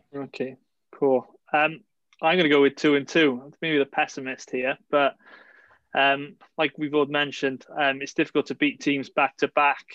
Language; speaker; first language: English; native; English